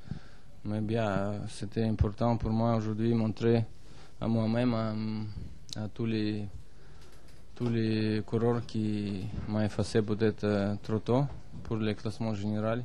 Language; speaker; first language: French; non-native, learner; Russian